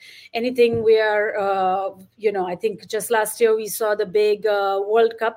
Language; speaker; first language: English; non-native, local second language; Marathi